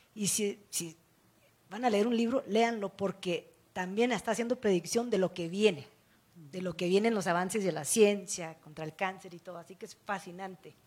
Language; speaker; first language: Spanish; early bilingual, heritage; Spanish